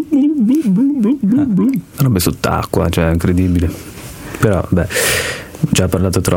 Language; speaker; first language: Italian; native; Italian